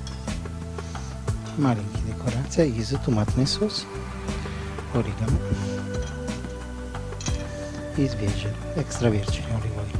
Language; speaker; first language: Russian; non-native, learner; Italian